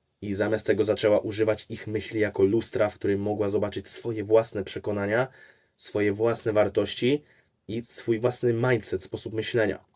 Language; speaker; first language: Polish; native; Polish